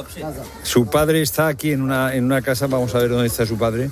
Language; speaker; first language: Spanish; native; Spanish